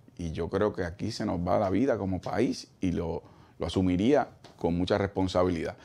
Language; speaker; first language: Spanish; native; Spanish